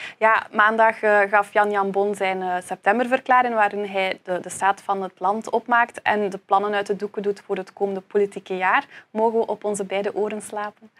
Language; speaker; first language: Dutch; native; Dutch